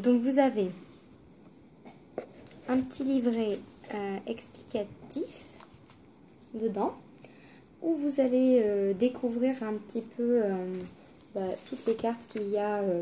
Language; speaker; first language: French; native; French